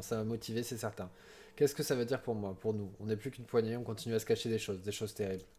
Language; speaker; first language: French; native; French